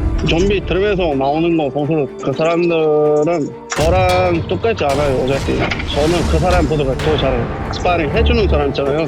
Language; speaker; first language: Korean; non-native, learner; Uzbek